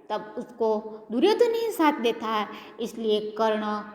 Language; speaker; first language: Hindi; non-native, local second language; Gujarati